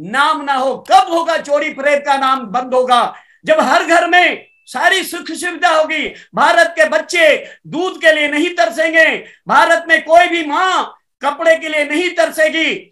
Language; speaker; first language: Hindi; native; Hindi